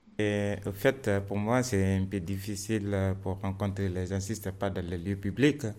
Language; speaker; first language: French; non-native, learner; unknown